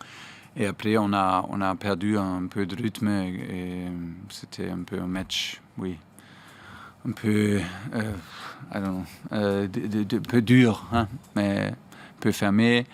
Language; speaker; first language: French; non-native, fluent; German